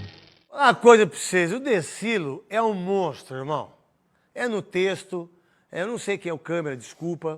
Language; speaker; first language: Portuguese; native; Portuguese